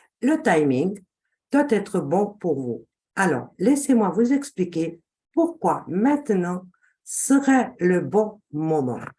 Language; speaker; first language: French; non-native, fluent; Spanish